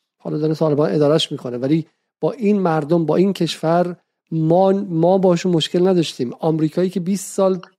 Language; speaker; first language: Persian; native; Persian